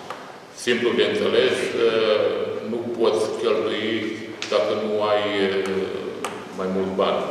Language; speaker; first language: Romanian; native; Romanian